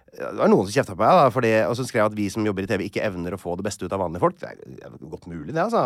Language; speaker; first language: Norwegian; native; Norwegian